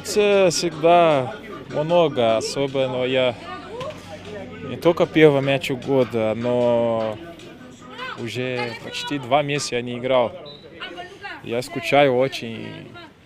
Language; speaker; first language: Russian; non-native, fluent; Portuguese